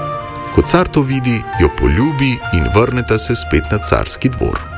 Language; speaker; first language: Slovenian; native; Slovenian